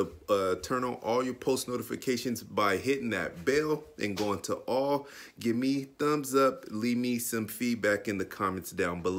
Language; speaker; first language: English; native; English